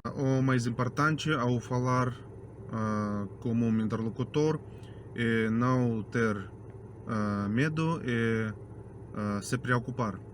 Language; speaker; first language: Portuguese; non-native, fluent; Russian